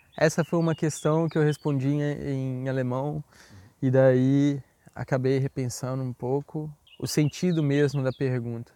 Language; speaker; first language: Portuguese; native; Portuguese